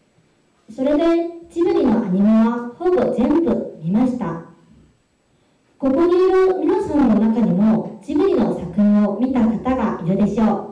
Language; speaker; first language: Japanese; non-native, fluent; Korean